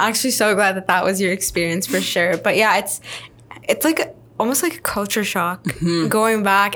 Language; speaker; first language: English; non-native, fluent; Arabic